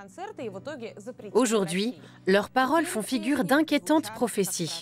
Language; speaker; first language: French; native; French